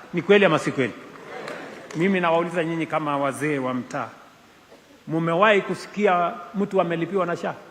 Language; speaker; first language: Swahili; non-native, local second language; Kalenjin